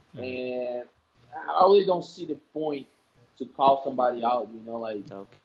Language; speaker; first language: English; non-native, fluent; Portuguese